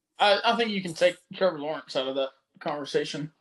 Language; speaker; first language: English; native; English